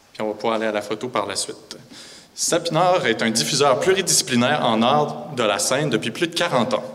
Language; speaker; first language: French; native; French